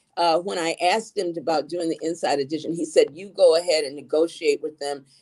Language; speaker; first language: English; native; English